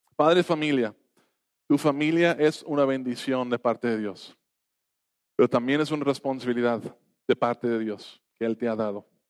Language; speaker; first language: Spanish; non-native, fluent; English